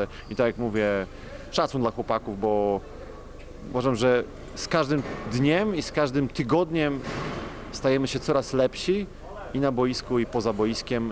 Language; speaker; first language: Polish; native; Polish